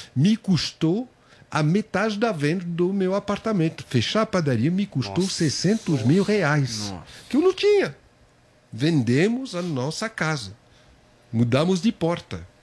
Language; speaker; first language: Portuguese; non-native, fluent; French